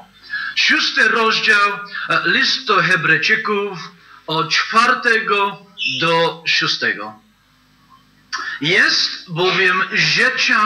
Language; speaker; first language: Polish; non-native, fluent; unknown